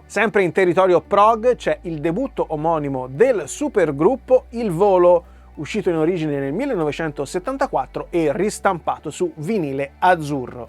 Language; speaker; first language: Italian; native; Italian